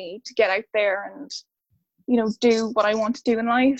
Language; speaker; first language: English; native; English